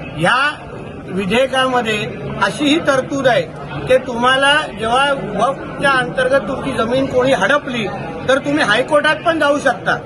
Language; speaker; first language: Marathi; native; Marathi